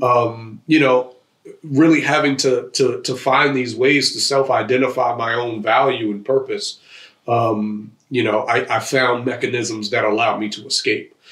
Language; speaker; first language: English; native; English